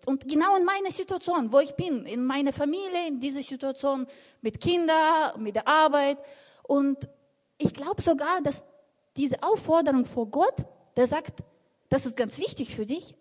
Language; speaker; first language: German; non-native, fluent; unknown